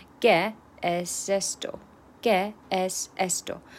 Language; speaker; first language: Spanish; non-native, learner; Chinese